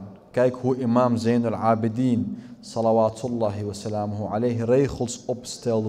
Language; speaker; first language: Dutch; early bilingual, other home language; Arabic